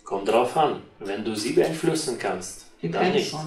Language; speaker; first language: German; non-native, fluent; Russian